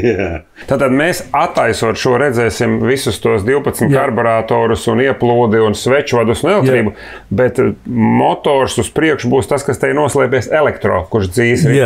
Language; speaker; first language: Latvian; native; Latvian